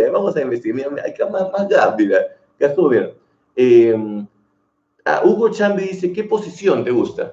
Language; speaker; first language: Spanish; native; Spanish